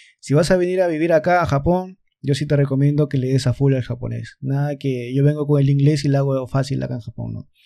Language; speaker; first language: Spanish; native; Spanish